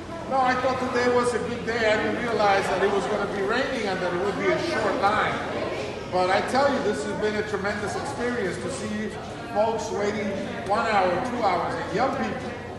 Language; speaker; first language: English; non-native, fluent; Spanish